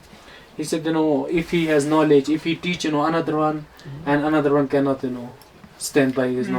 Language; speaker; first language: English; non-native, learner; Hindi